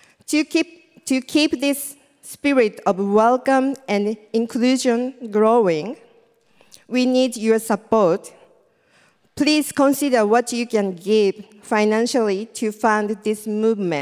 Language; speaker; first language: English; non-native, fluent; Japanese